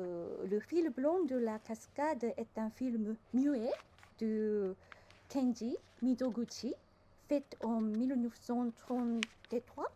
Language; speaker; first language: French; non-native, learner; Japanese